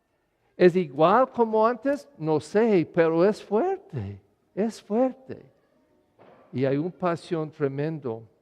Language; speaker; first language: Spanish; non-native, fluent; English